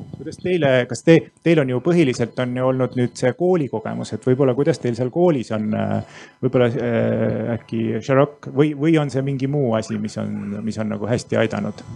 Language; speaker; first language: Estonian; native; Estonian